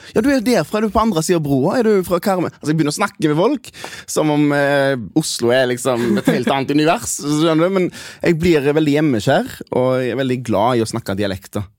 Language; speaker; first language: Norwegian; early bilingual, other home language; Hindi